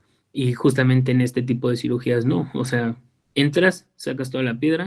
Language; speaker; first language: Spanish; native; Spanish